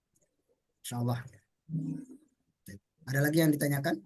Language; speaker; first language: Indonesian; native; Indonesian